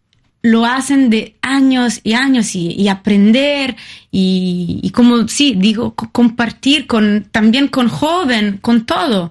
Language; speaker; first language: Spanish; non-native, fluent; Italian